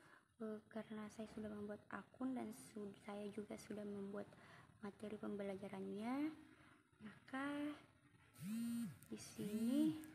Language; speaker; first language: Indonesian; native; Indonesian